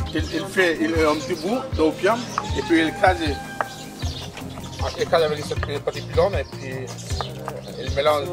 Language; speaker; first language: French; non-native, fluent; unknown